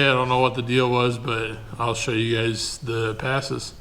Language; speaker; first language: English; native; English